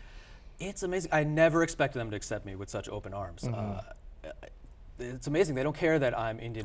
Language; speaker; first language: English; early bilingual, other home language; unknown